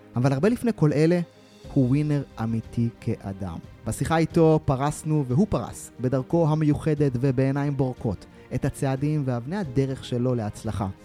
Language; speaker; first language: Hebrew; native; Hebrew